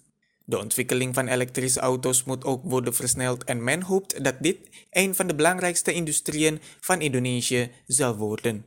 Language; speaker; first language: Dutch; non-native, fluent; Indonesian